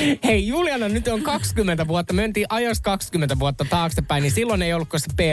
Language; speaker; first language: Finnish; native; Finnish